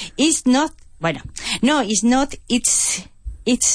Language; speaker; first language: English; non-native, learner; Spanish